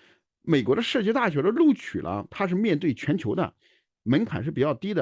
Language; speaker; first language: Chinese; native; Chinese